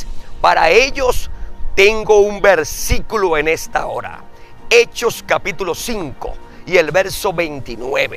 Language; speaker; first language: Spanish; native; Spanish